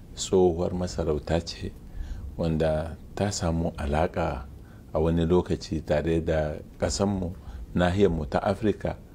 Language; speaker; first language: Hausa; non-native, local second language; Arabic